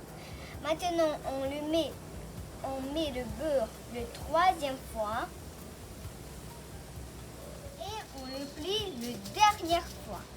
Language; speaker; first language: French; early bilingual, heritage; French